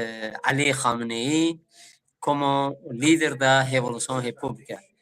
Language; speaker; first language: Portuguese; non-native, fluent; Persian